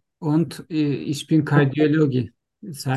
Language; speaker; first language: German; non-native, learner; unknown